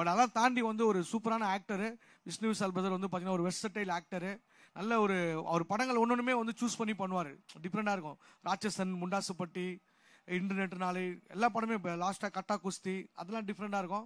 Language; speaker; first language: Tamil; native; Tamil